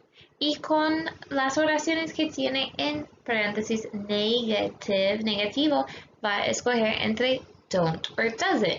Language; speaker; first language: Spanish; non-native, fluent; English